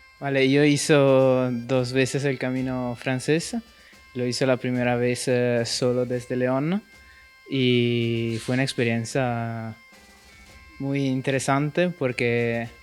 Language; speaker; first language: Spanish; non-native, fluent; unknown